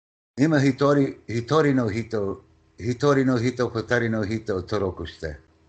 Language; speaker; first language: Japanese; non-native, learner; English